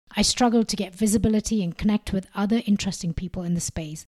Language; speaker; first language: English; non-native, local second language; Malayalam